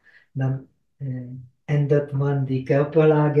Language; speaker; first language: German; non-native, fluent; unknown